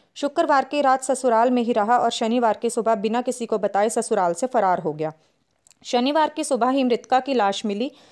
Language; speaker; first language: Hindi; native; Hindi